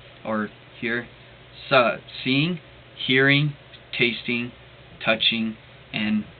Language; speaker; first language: English; native; English